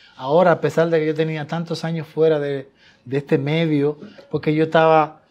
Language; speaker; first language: Spanish; native; Spanish